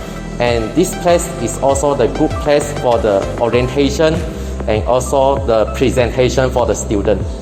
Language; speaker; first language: English; non-native, local second language; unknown